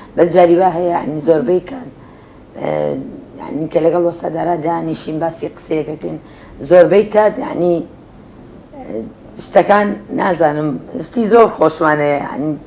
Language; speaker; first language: Central Kurdish; native; Central Kurdish